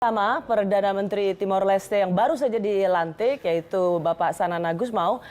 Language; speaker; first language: Indonesian; native; Indonesian